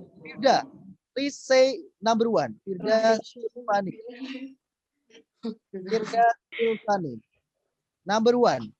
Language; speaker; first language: English; non-native, fluent; Indonesian